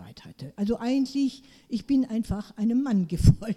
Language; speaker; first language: German; non-native, fluent; French